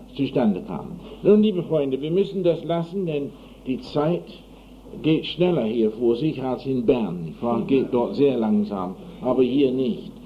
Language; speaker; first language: German; non-native, fluent; English